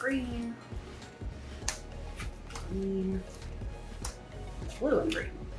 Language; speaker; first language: English; native; English